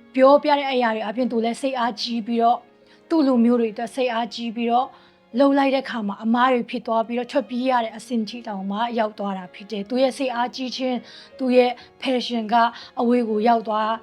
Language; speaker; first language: Burmese; non-native, local second language; Tedim Chin